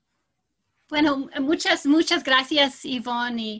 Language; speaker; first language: Spanish; non-native, fluent; English